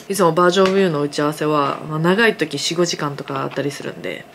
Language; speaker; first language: Japanese; native; Japanese